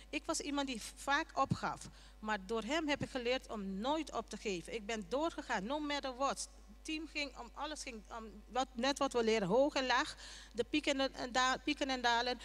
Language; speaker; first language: Dutch; non-native, local second language; Papiamento